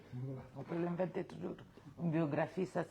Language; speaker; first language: French; non-native, fluent; Romanian